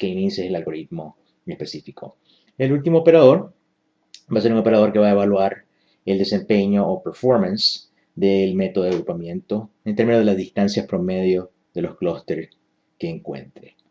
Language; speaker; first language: Spanish; native; Spanish